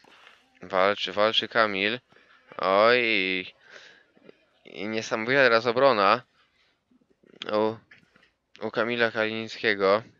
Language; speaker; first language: Polish; native; Polish